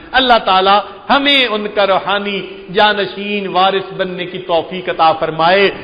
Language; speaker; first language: Urdu; non-native, local second language; Punjabi